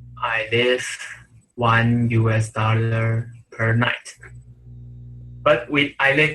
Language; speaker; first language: English; non-native, learner; Chinese